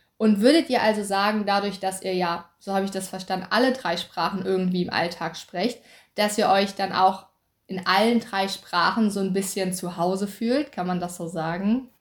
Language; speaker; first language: German; native; German